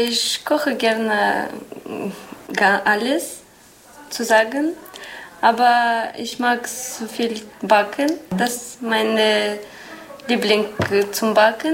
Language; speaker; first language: German; non-native, learner; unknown